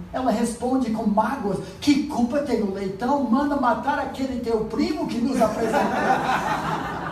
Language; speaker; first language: Portuguese; non-native, fluent; English